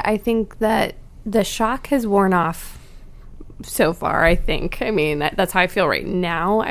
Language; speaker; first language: English; native; English